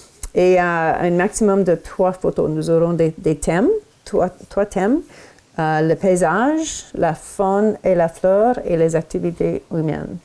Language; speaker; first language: French; non-native, local second language; English